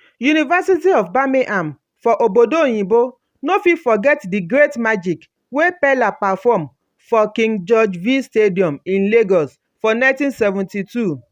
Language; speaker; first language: Nigerian Pidgin; native; Nigerian Pidgin